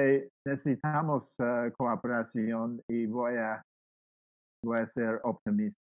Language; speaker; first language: Spanish; non-native, fluent; English